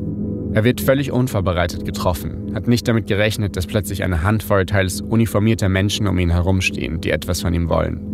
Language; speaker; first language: German; native; German